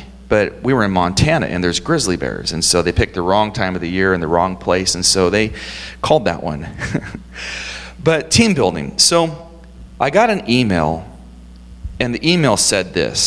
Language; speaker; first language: English; native; English